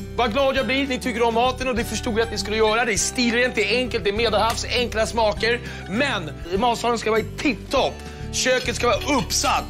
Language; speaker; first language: Swedish; native; Swedish